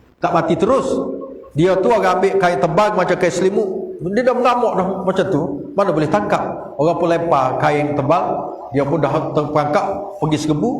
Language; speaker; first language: Malay; native; Malay